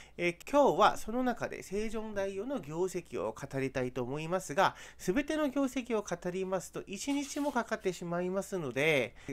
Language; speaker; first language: Japanese; non-native, fluent; Korean